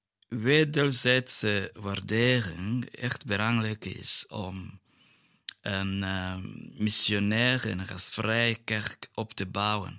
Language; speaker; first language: Dutch; non-native, fluent; Kinyarwanda